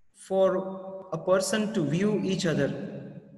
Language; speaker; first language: English; non-native, local second language; Gujarati